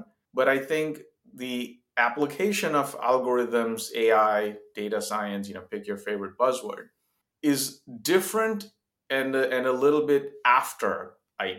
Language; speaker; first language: English; non-native, local second language; Gujarati